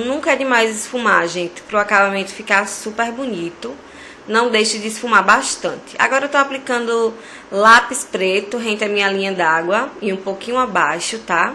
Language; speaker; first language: Portuguese; native; Portuguese